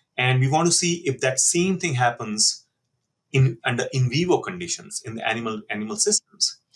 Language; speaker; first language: English; non-native, local second language; Hindi